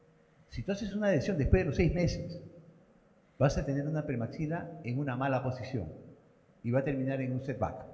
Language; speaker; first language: Spanish; native; Spanish